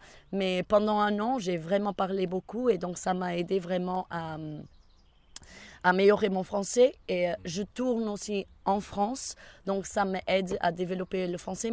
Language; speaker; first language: French; non-native, fluent; Portuguese